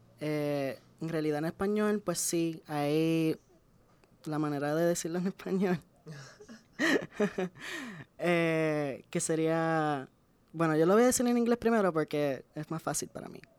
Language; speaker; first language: Spanish; native; Spanish